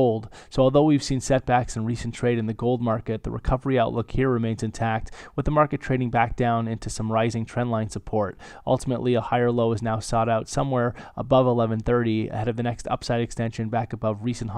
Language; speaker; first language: English; native; English